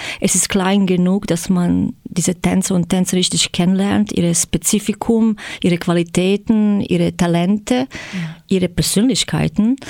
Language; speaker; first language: German; non-native, fluent; Croatian